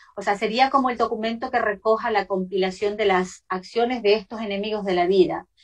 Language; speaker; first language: Spanish; native; Spanish